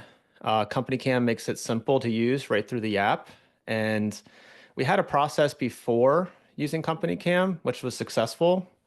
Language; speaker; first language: English; native; English